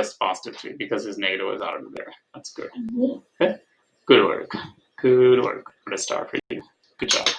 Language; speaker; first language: English; non-native, fluent; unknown